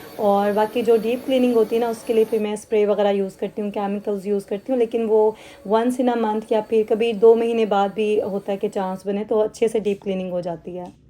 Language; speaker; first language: Urdu; native; Urdu